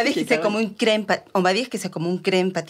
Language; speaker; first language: French; non-native, fluent; Spanish